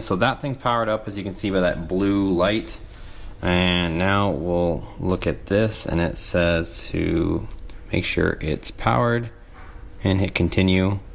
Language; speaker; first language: English; native; English